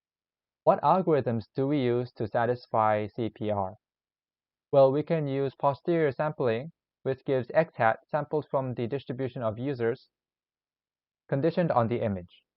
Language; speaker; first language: English; non-native, learner; Korean